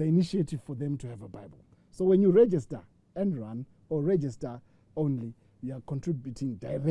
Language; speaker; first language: English; non-native, local second language; Shona